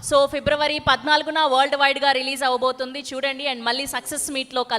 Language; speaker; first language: Telugu; native; Telugu